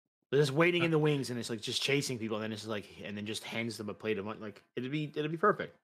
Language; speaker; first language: English; native; English